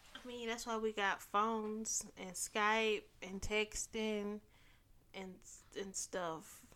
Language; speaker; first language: English; native; English